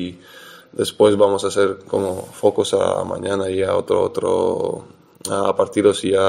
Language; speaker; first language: Spanish; non-native, fluent; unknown